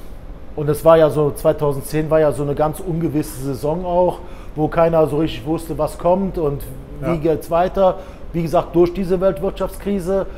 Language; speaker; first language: German; native; German